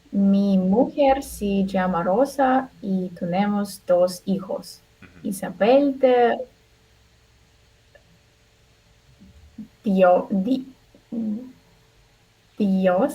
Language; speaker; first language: Spanish; non-native, learner; Russian